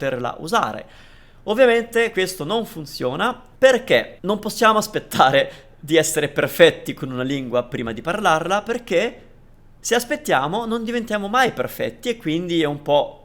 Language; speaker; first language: Italian; native; Italian